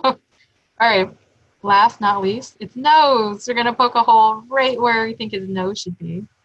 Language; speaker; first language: English; native; English